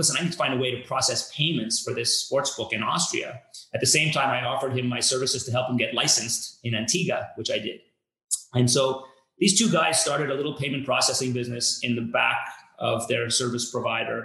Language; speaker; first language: English; native; English